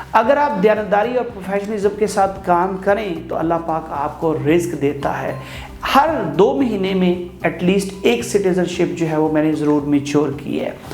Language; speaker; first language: Urdu; native; Urdu